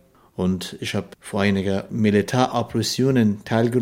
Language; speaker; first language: German; non-native, learner; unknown